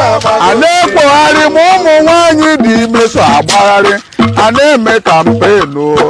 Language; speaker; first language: Igbo; native; Igbo